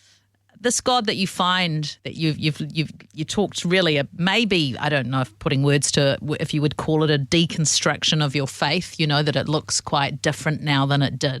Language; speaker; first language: English; native; English